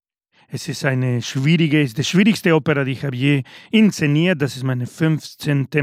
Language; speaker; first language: German; non-native, learner; Spanish